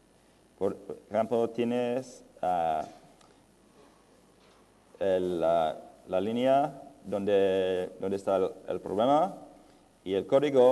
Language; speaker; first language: Spanish; non-native, fluent; English